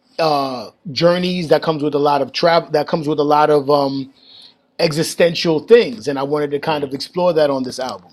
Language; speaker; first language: English; native; English